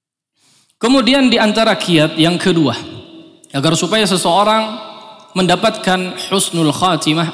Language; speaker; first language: Indonesian; native; Indonesian